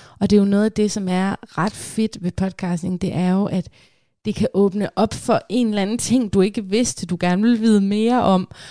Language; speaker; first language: Danish; native; Danish